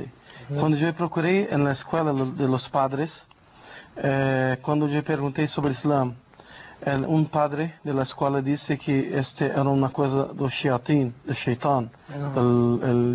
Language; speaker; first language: Spanish; non-native, learner; Portuguese